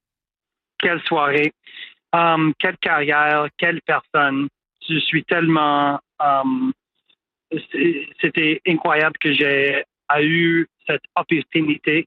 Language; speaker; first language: French; non-native, local second language; English